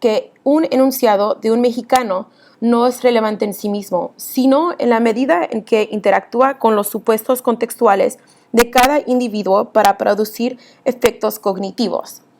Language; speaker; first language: Spanish; early bilingual, heritage; Spanish